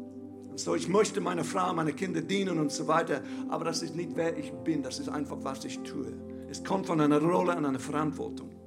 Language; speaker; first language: German; non-native, fluent; English